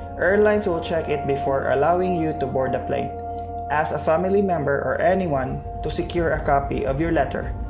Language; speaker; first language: English; non-native, local second language; Cebuano